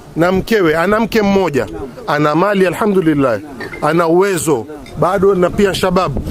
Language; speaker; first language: Swahili; native; Swahili